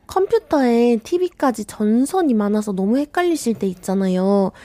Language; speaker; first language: Korean; native; Korean